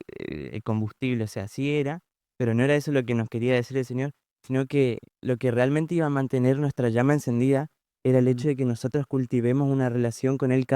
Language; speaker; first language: Spanish; native; Spanish